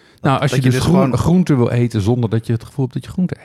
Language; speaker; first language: Dutch; native; Dutch